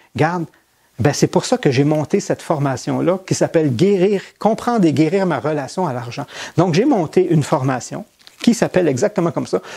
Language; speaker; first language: French; native; French